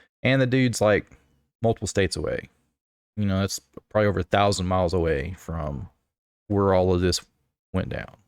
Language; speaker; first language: English; native; English